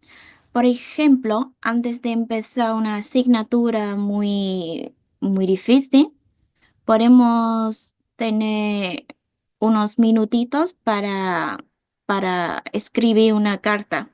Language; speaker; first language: Spanish; non-native, fluent; Vietnamese